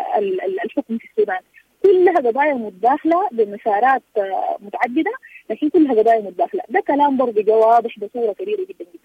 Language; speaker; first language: Arabic; native; Arabic